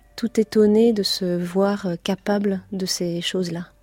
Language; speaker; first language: French; native; French